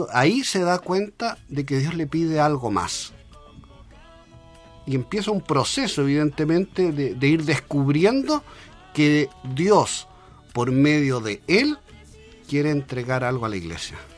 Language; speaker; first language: Spanish; native; Spanish